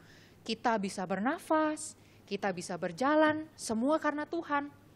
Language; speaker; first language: Indonesian; native; Indonesian